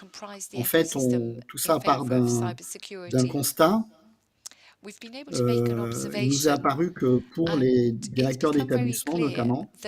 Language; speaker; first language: French; native; French